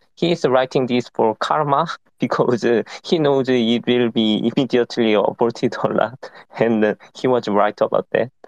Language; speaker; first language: English; non-native, fluent; Korean